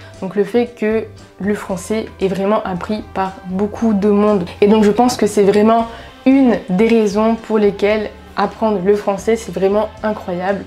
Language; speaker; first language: French; native; French